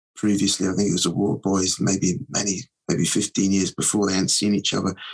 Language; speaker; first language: English; native; English